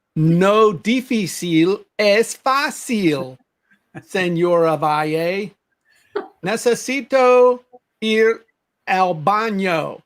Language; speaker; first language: Spanish; non-native, learner; English